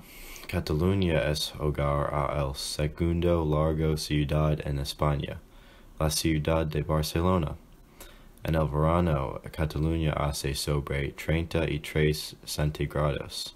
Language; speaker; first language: Spanish; non-native, learner; English